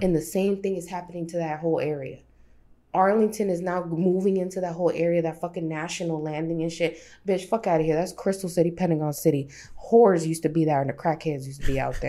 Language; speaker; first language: English; early bilingual, other home language; Spanish